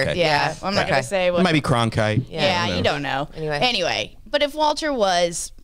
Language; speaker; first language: English; native; English